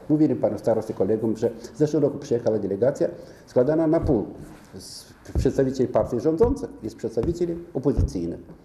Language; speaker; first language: Polish; non-native, fluent; Romanian